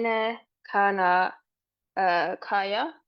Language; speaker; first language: Hindi; non-native, learner; English